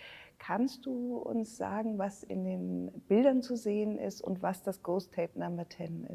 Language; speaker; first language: German; native; German